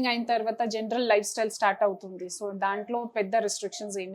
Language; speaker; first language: Telugu; non-native, fluent; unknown